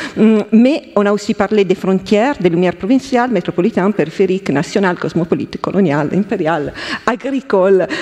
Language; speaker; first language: French; non-native, fluent; Italian